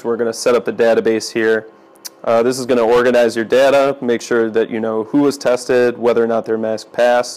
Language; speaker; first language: English; native; English